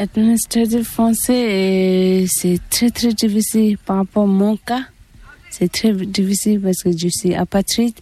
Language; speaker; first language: French; non-native, learner; Tibetan